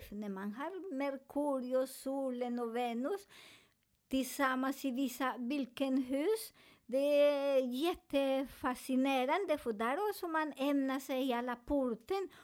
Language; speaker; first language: Swedish; non-native, learner; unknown